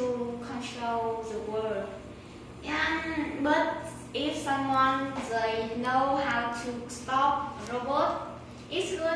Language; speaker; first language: English; non-native, learner; Vietnamese